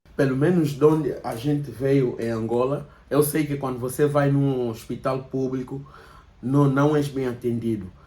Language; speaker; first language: Portuguese; native; Portuguese